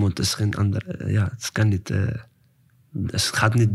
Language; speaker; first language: Dutch; non-native, learner; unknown